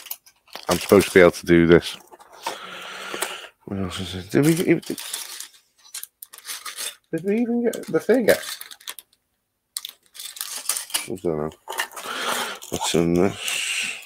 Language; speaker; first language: English; native; English